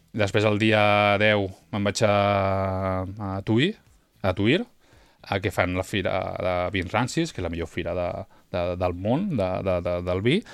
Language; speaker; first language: Catalan; native; Catalan